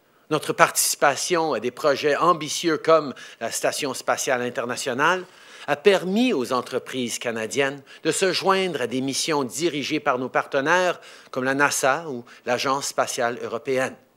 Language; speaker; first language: French; early bilingual, heritage; French